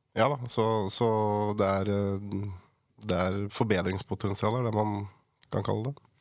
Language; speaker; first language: Norwegian; native; Norwegian